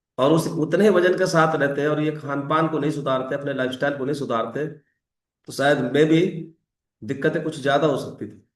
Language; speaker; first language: Hindi; native; Hindi